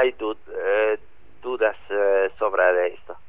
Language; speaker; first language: Spanish; non-native, learner; Italian